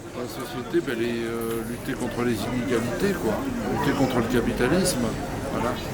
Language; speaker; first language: French; native; French